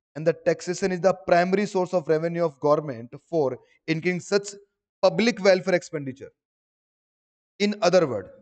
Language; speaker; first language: Hindi; native; Hindi